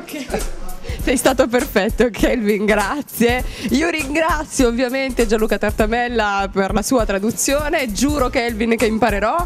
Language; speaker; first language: Italian; native; Italian